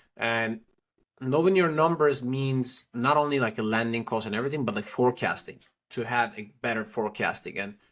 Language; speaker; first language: English; non-native, fluent; Turkish